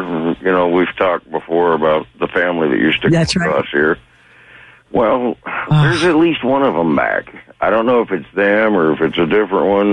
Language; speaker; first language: English; native; English